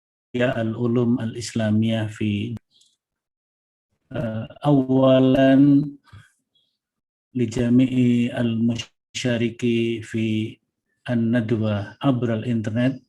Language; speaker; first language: Arabic; non-native, fluent; Indonesian